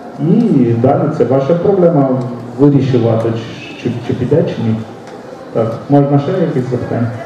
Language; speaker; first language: Ukrainian; non-native, local second language; Romanian